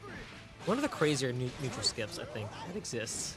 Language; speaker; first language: English; native; English